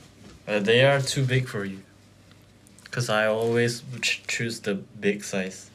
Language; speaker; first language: English; non-native, fluent; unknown